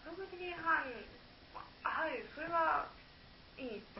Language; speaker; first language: Japanese; non-native, learner; German